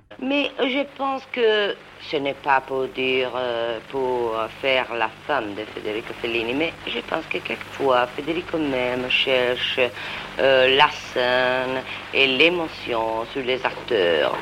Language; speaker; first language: French; non-native, learner; Italian